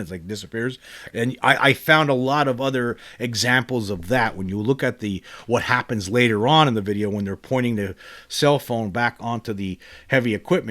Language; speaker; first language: English; native; English